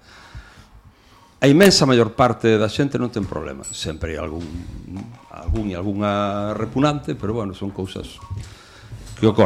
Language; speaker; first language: Galician; non-native, local second language; Spanish